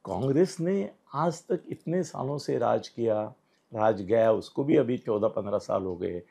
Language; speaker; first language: Hindi; non-native, local second language; Marathi